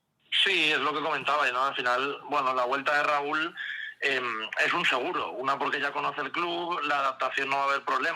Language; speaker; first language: Spanish; native; Spanish